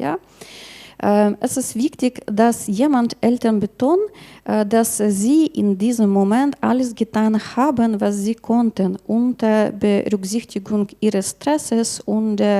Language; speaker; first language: German; non-native, learner; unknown